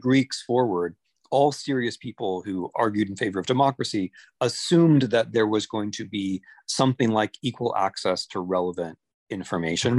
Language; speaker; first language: English; native; English